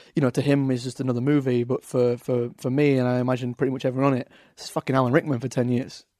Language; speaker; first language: English; native; English